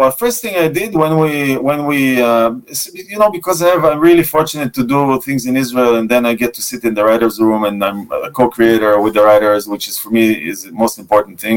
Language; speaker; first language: English; non-native, fluent; Russian